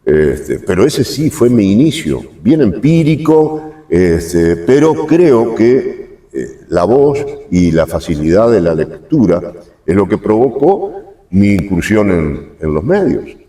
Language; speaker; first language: Spanish; native; Spanish